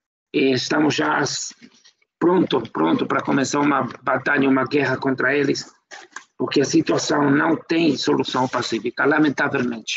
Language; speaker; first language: Portuguese; non-native, fluent; Spanish